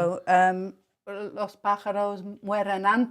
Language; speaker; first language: Spanish; non-native, learner; English